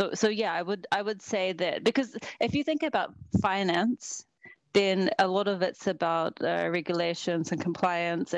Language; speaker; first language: English; native; English